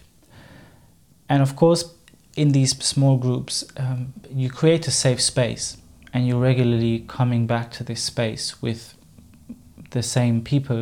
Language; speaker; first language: English; non-native, fluent; German